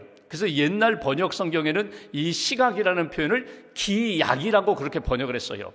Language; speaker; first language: Korean; native; Korean